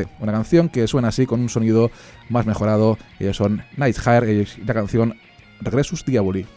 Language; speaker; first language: Spanish; native; Spanish